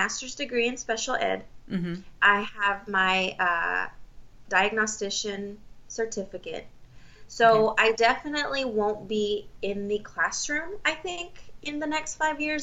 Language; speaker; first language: English; early bilingual, other home language; Spanish